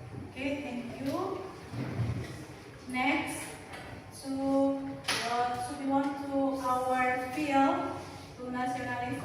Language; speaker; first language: English; non-native, learner; Indonesian